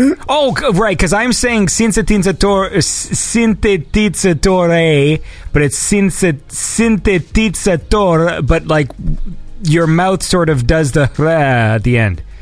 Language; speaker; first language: English; native; English